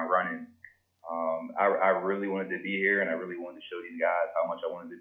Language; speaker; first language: English; native; English